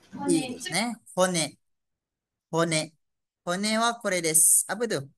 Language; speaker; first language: Japanese; non-native, fluent; Malay